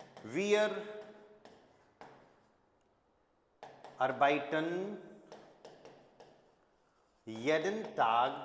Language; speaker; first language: German; non-native, fluent; Hindi